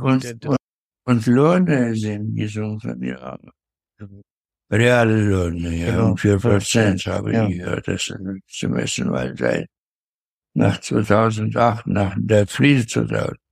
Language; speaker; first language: German; non-native, fluent; Russian